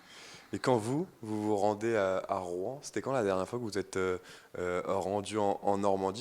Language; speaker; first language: French; native; French